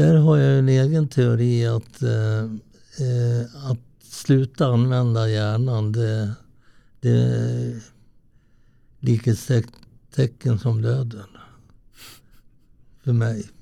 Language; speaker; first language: Swedish; early bilingual, other home language; Italian